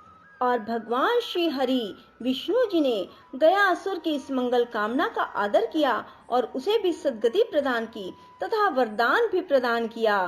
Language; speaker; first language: Hindi; native; Hindi